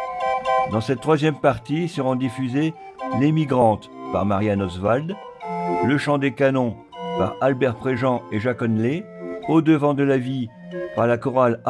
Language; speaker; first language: French; native; French